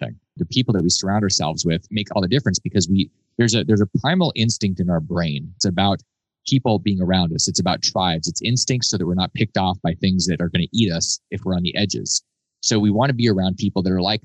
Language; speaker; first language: English; native; English